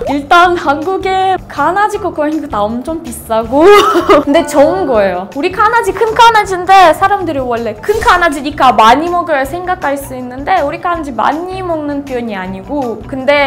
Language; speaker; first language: Korean; non-native, fluent; Russian